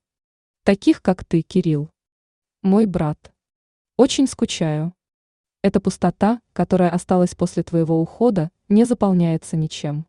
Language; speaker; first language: Russian; native; Russian